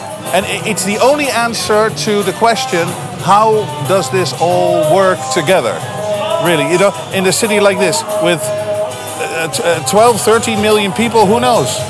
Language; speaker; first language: English; non-native, fluent; Dutch